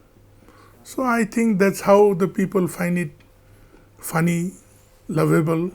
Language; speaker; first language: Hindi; non-native, local second language; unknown